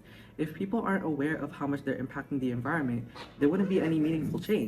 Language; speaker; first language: English; native; English